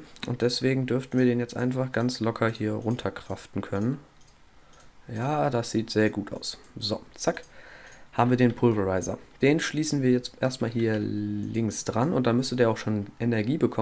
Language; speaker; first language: German; native; German